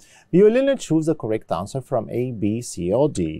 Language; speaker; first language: English; non-native, fluent; Arabic